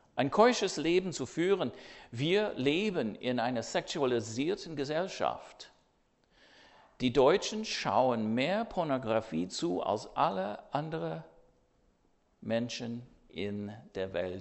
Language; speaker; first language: German; non-native, fluent; English